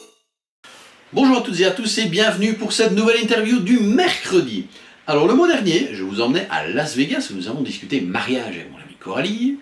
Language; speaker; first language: French; native; French